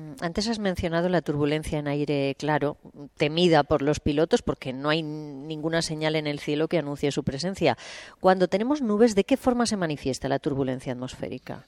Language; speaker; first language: Spanish; native; Spanish